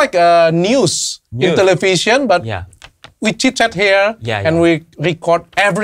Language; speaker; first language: English; non-native, learner; Indonesian